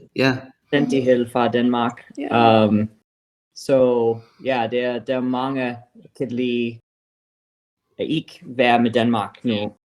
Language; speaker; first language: Danish; non-native, learner; English